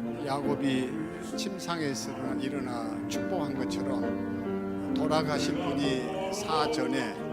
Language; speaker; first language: Korean; native; Korean